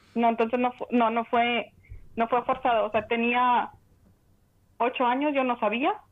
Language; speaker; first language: Spanish; native; Spanish